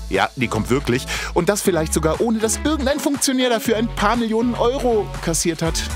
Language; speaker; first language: German; native; German